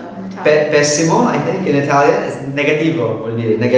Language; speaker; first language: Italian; non-native, learner; English